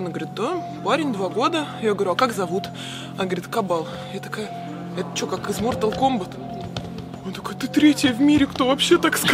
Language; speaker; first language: Russian; native; Russian